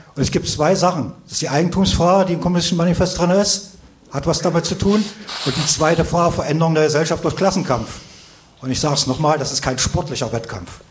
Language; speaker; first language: German; native; German